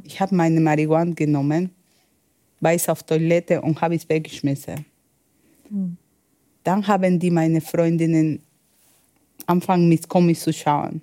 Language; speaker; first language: German; non-native, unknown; Spanish